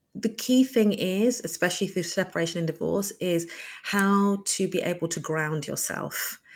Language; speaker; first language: English; native; English